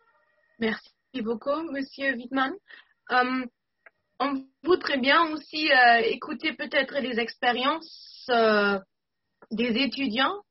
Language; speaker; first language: French; non-native, fluent; German